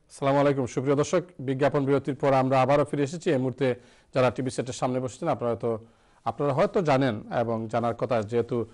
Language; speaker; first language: Bangla; native; Bangla